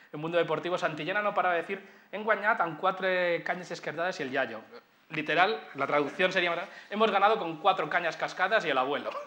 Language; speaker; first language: Spanish; native; Spanish